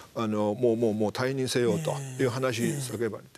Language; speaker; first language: Japanese; non-native, fluent; Chinese